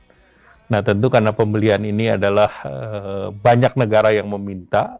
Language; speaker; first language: Indonesian; native; Indonesian